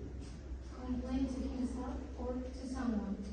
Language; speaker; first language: English; non-native, learner; Uzbek